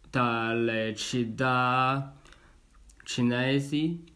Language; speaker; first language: Italian; non-native, learner; Chinese